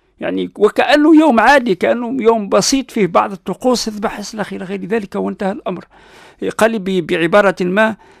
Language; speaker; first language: Arabic; non-native, local second language; Berber languages